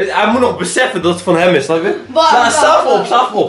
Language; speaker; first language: Dutch; native; Dutch